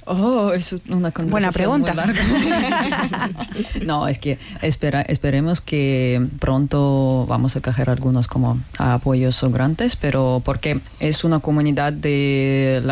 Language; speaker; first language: Spanish; non-native, learner; Russian